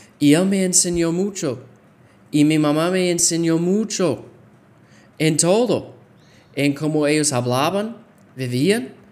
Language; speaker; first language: Spanish; non-native, fluent; English